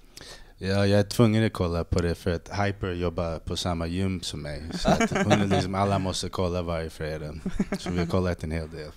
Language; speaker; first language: Swedish; non-native, fluent; English